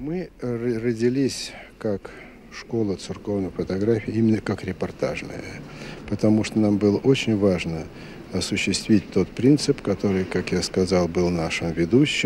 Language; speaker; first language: Russian; native; Russian